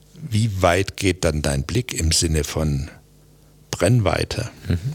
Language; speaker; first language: German; native; German